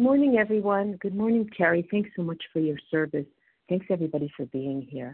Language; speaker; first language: English; native; English